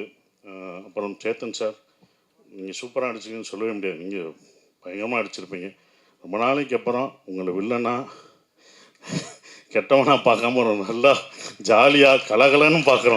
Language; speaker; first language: Tamil; native; Tamil